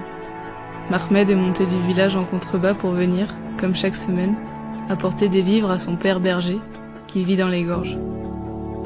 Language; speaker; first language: French; native; French